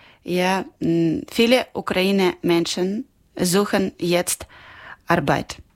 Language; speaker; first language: German; non-native, learner; Ukrainian